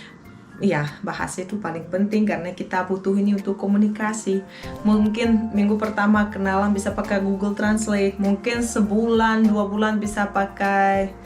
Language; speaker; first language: Indonesian; non-native, fluent; Russian